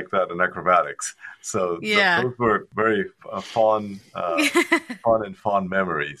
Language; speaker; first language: English; non-native, fluent; Spanish